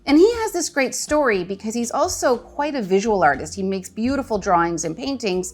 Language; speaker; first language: English; native; English